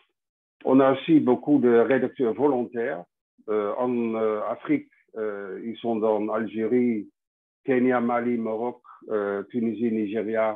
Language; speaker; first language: French; non-native, fluent; Dutch